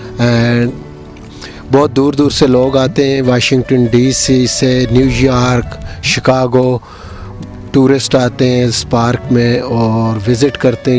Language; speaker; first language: Urdu; non-native, local second language; Northern Hindko